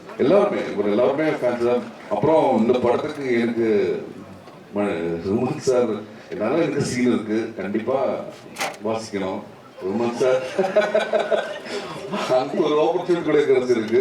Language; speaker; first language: Tamil; non-native, local second language; Malayalam